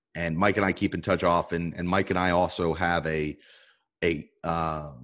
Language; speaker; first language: English; native; English